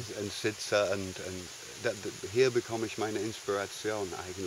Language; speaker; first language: German; non-native, fluent; English